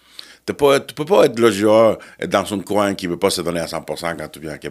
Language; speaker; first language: French; non-native, fluent; Spanish